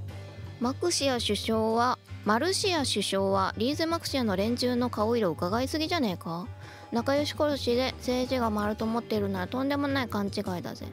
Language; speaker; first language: Japanese; native; Japanese